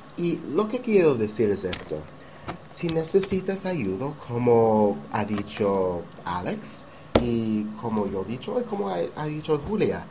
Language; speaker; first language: Spanish; non-native, learner; English